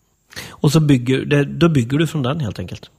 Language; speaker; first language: Swedish; native; Swedish